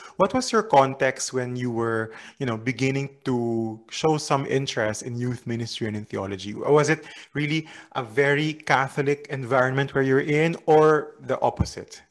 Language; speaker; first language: English; non-native, local second language; Filipino